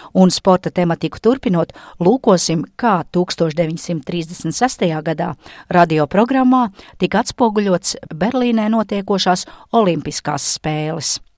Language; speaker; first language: Latvian; native; Latvian